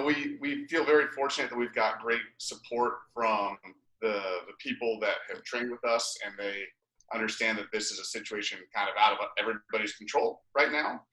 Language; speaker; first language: English; native; English